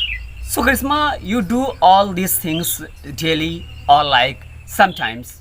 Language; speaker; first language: English; non-native, learner; Hindi